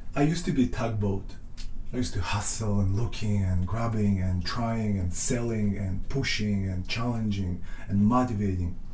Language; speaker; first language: English; non-native, fluent; Russian